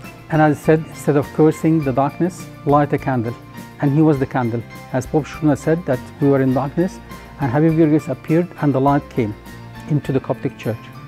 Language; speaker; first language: English; non-native, fluent; Arabic